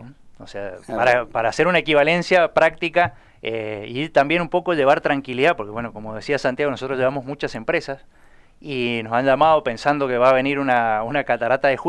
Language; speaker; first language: Spanish; native; Spanish